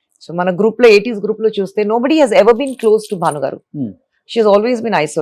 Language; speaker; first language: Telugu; non-native, local second language; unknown